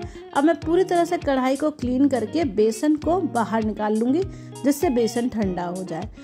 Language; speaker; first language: Hindi; native; Hindi